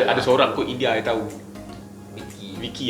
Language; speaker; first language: Malay; native; Malay